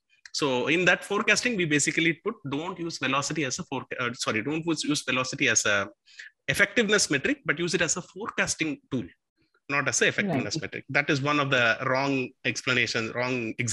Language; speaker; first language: English; non-native, local second language; Tamil